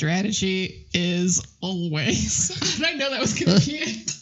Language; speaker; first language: English; native; English